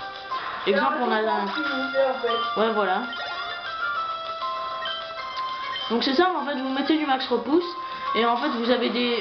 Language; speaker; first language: French; native; French